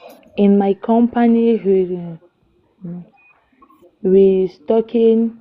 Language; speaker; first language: English; non-native, learner; French